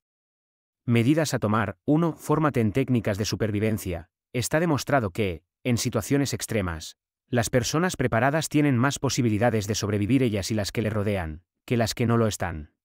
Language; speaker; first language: Spanish; native; Spanish